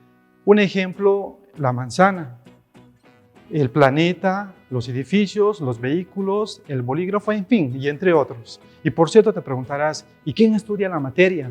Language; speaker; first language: Spanish; native; Spanish